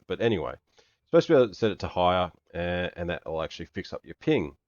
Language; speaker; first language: English; native; English